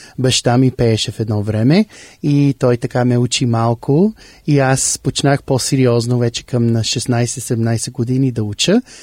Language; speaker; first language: Bulgarian; early bilingual, heritage; English